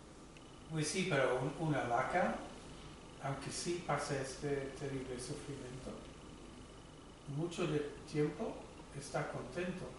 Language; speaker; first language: Spanish; non-native, fluent; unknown